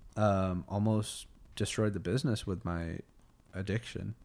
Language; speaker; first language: English; native; English